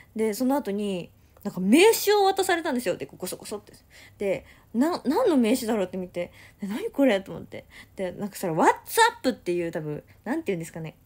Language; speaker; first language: Japanese; native; Japanese